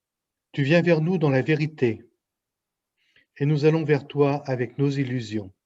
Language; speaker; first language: French; native; French